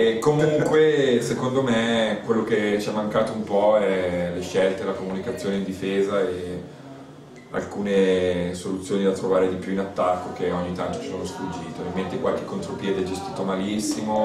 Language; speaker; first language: Italian; native; Italian